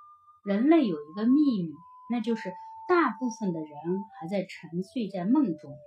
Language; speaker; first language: Chinese; native; Chinese